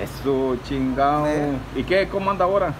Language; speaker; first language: Spanish; native; Spanish